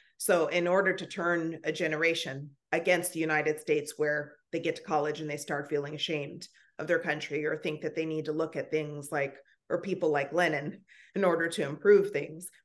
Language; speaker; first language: English; native; English